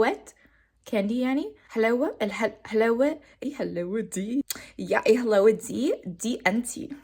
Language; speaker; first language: Arabic; non-native, learner; English